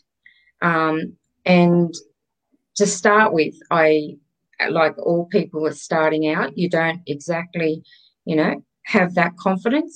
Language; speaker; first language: English; native; English